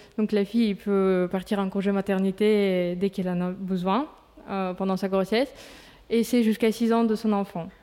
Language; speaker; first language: French; non-native, fluent; Russian